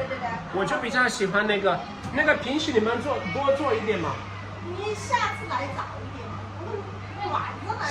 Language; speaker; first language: Chinese; non-native, fluent; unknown